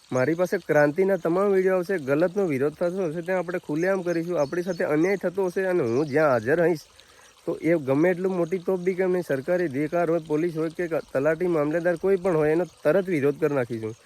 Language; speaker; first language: Gujarati; native; Gujarati